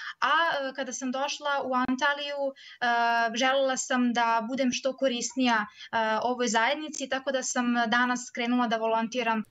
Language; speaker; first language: Serbian; native; Serbian